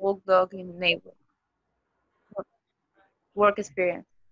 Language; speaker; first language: English; non-native, learner; Spanish